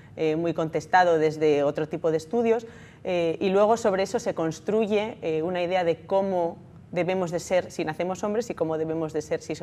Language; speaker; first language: Spanish; native; Spanish